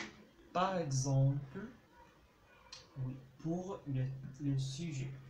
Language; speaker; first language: French; non-native, local second language; Arabic